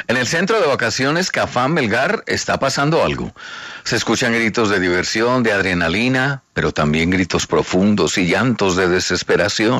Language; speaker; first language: Spanish; native; Spanish